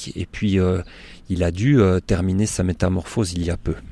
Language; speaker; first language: French; native; French